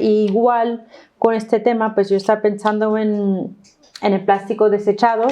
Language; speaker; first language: Spanish; non-native, fluent; English